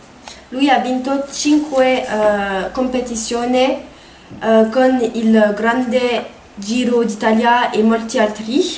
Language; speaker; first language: Italian; non-native, learner; French